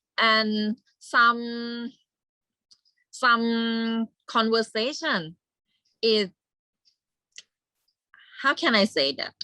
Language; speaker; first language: English; non-native, learner; Thai